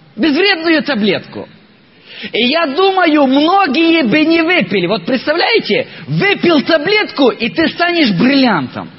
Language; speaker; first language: Russian; non-native, local second language; Ukrainian